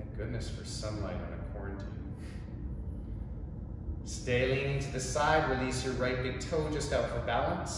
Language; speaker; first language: English; native; English